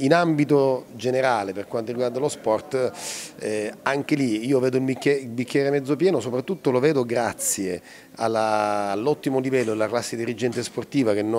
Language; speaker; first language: Italian; native; Italian